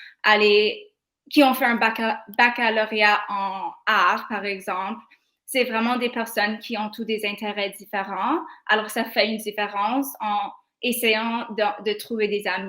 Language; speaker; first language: French; non-native, local second language; English